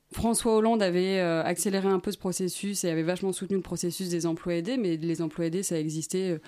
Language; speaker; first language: French; native; French